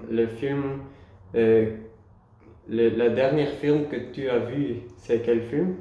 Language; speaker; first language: French; non-native, learner; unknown